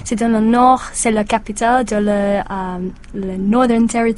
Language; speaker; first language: French; non-native, learner; English